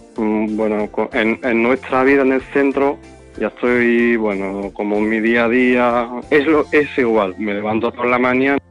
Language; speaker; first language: Spanish; non-native, fluent; Arabic